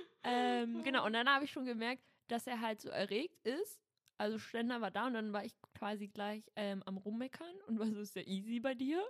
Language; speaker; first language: German; native; German